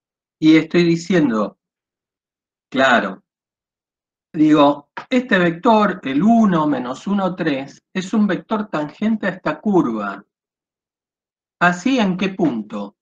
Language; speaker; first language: Spanish; native; Spanish